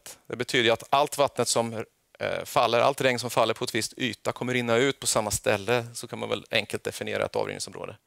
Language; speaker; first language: Swedish; native; Swedish